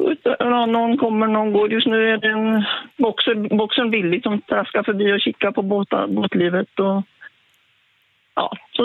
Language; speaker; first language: Swedish; native; Swedish